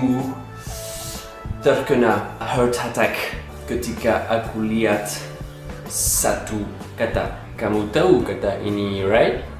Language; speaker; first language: Indonesian; non-native, learner; French